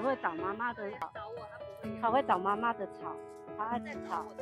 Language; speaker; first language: Chinese; native; Chinese